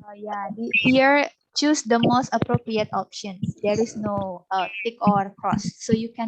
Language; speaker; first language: English; non-native, fluent; Indonesian